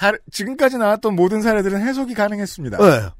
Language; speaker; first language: Korean; native; Korean